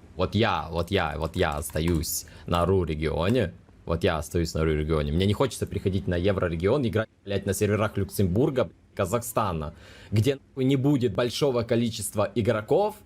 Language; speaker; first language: Russian; non-native, local second language; Ukrainian